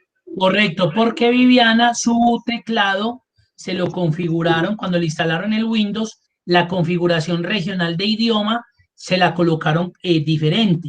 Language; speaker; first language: Spanish; native; Spanish